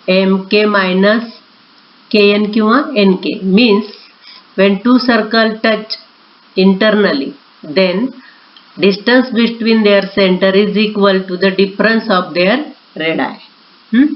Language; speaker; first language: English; non-native, local second language; Marathi